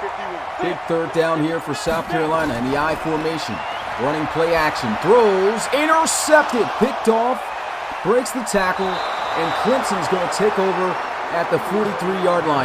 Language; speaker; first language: English; native; English